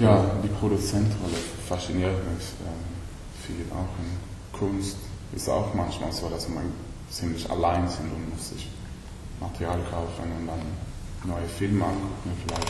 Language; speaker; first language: German; non-native, learner; Swedish